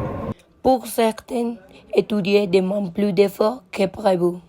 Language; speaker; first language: French; non-native, learner; Spanish